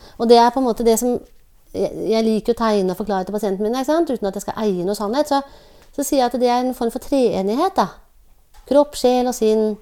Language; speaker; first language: Norwegian; native; Norwegian